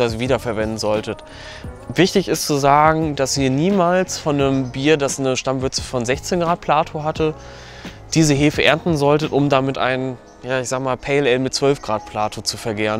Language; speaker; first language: German; native; German